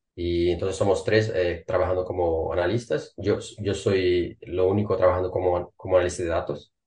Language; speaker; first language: Spanish; non-native, fluent; Portuguese